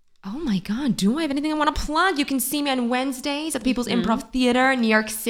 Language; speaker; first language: English; native; English